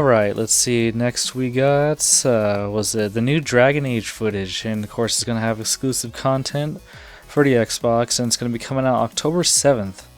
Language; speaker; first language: English; native; English